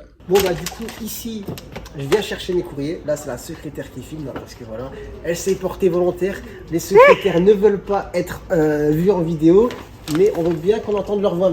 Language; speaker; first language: French; native; French